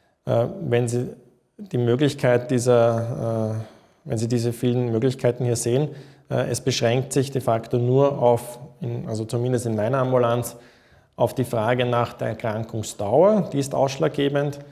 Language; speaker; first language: German; native; German